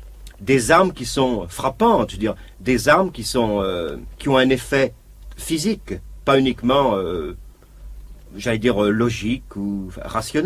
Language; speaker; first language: French; native; French